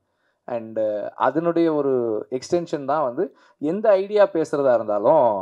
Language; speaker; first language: Tamil; native; Tamil